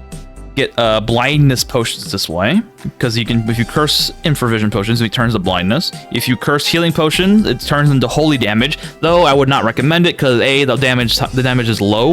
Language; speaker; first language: English; native; English